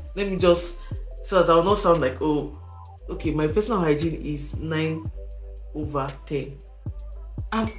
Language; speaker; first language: English; non-native, local second language; Igbo